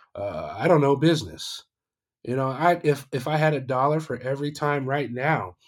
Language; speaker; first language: English; native; English